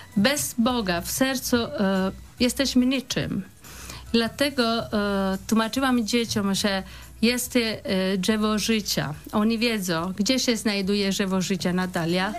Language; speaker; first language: Polish; non-native, fluent; Italian